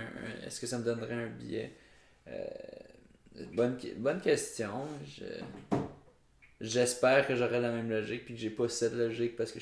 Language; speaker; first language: French; native; French